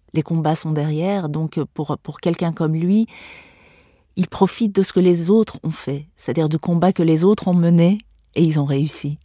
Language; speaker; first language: French; non-native, fluent; Persian